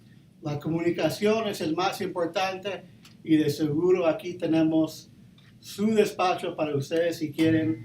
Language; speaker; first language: Spanish; early bilingual, heritage; Spanish